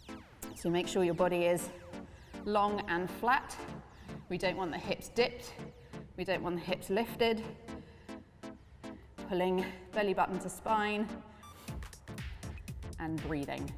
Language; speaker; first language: English; native; English